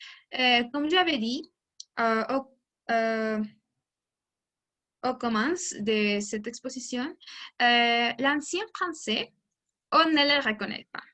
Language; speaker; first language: French; non-native, learner; Spanish